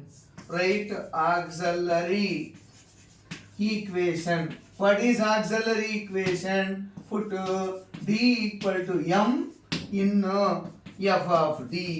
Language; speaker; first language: English; non-native, local second language; Telugu